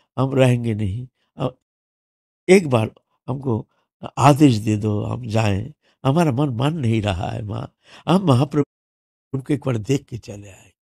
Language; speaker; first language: Hindi; non-native, local second language; Bangla